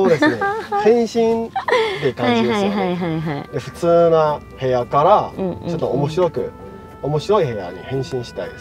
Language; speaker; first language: Japanese; non-native, fluent; Chinese